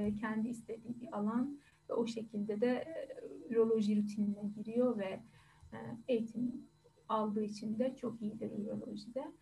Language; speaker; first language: Turkish; non-native, fluent; Persian